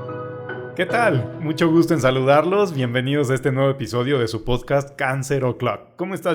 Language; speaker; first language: Spanish; native; Spanish